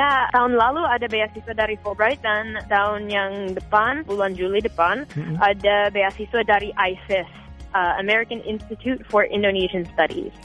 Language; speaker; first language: Indonesian; non-native, fluent; English